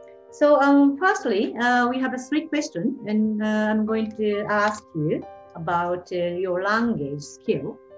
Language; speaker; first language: English; non-native, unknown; Japanese